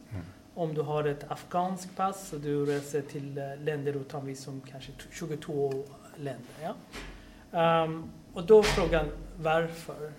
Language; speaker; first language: Swedish; non-native, fluent; Persian